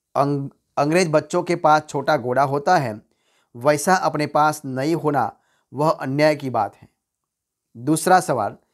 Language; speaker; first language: Hindi; non-native, local second language; Gujarati